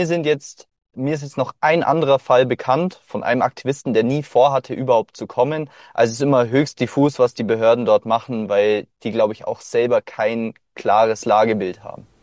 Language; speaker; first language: German; native; German